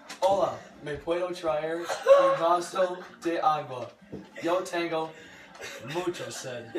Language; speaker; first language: Spanish; non-native, learner; English